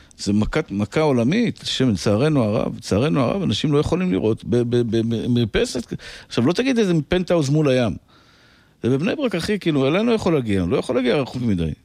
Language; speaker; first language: Hebrew; native; Hebrew